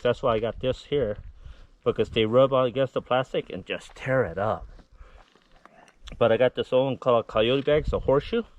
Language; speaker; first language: English; native; English